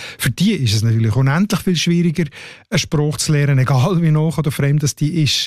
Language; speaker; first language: German; native; German